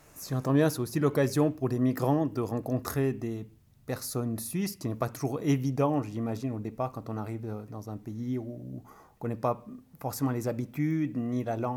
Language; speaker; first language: French; native; French